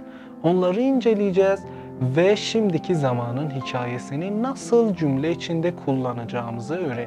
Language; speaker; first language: Turkish; non-native, fluent; Persian